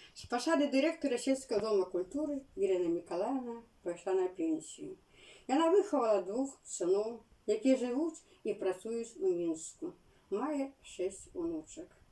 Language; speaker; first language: Belarusian; native; Belarusian